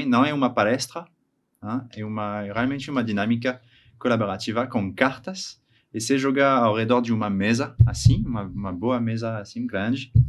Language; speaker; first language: Portuguese; non-native, learner; French